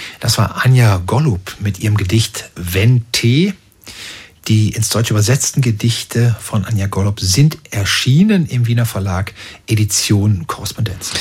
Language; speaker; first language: German; native; German